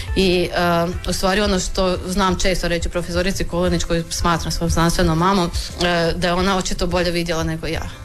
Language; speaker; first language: Croatian; native; Croatian